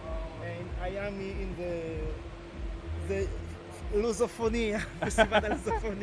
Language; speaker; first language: English; non-native, learner; Portuguese